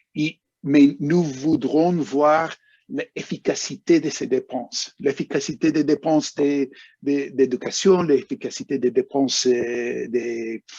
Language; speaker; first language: French; non-native, fluent; English